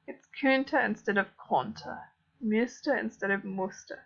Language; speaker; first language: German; non-native, fluent; English